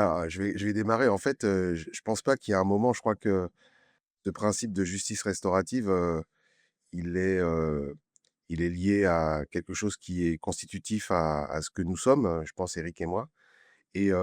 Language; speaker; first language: French; native; French